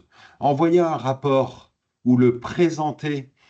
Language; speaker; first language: French; native; French